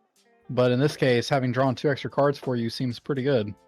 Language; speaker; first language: English; native; English